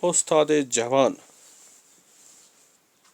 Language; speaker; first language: Persian; non-native, fluent; Urdu